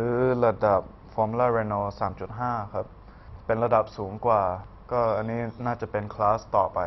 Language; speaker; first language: Thai; early bilingual, heritage; Thai